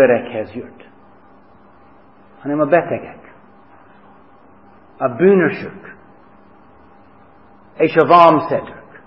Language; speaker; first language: Hungarian; non-native, fluent; English